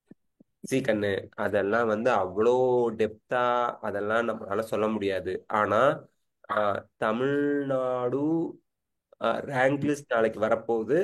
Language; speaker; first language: Tamil; native; Tamil